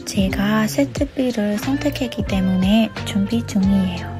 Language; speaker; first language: Korean; non-native, learner; Burmese